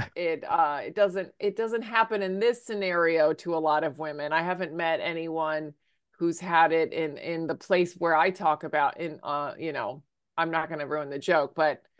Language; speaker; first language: English; native; English